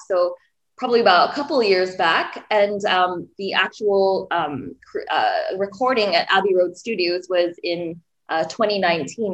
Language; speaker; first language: English; native; English